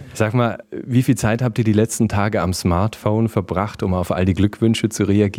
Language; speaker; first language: German; native; German